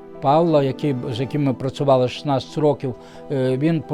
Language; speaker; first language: Ukrainian; non-native, fluent; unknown